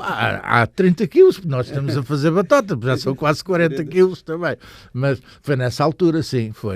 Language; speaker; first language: Portuguese; native; Portuguese